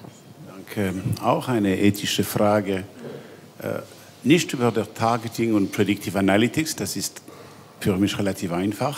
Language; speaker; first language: German; non-native, learner; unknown